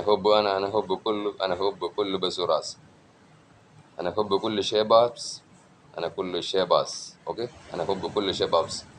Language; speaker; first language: Arabic; non-native, learner; Malayalam